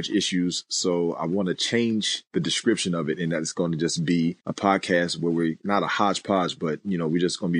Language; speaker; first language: English; native; English